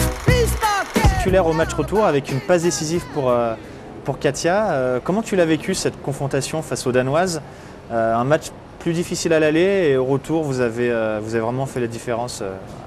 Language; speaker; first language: French; native; French